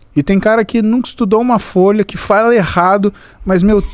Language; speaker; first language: Portuguese; native; Portuguese